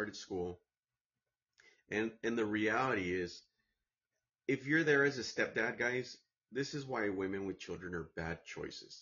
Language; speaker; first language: English; native; English